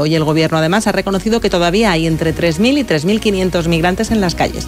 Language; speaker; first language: Spanish; native; Spanish